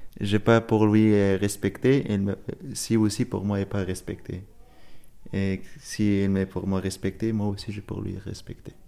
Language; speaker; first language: French; non-native, learner; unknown